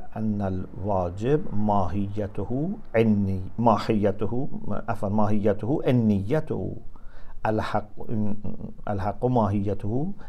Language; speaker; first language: Arabic; non-native, fluent; Persian